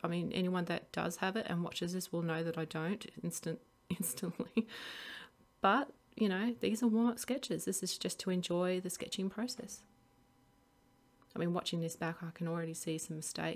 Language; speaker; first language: English; native; English